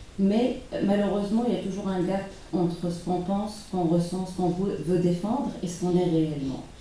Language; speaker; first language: French; non-native, local second language; Arabic